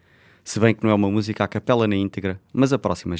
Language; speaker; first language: Portuguese; native; Portuguese